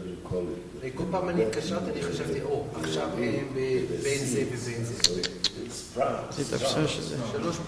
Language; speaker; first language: Hebrew; non-native, learner; English